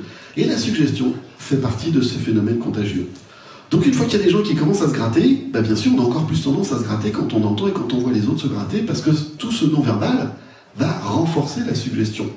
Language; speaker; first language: French; native; French